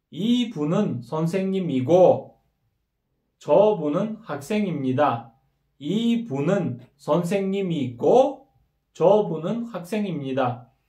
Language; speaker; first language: Korean; non-native, fluent; Kyrgyz